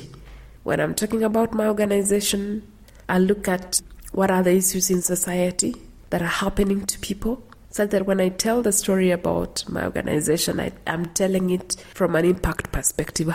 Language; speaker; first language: English; non-native, local second language; Kalenjin